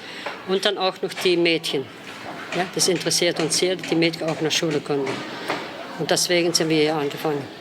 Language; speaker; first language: German; non-native, fluent; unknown